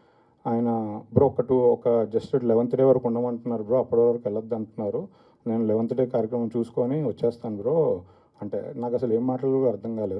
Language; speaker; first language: Telugu; native; Telugu